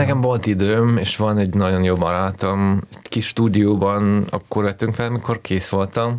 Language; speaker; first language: Hungarian; non-native, fluent; Russian